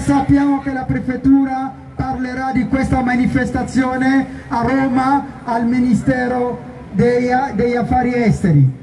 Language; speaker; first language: Italian; non-native, fluent; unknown